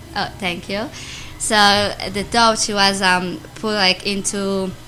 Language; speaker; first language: English; non-native, learner; Amharic